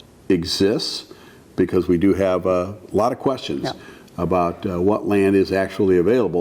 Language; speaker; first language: English; native; English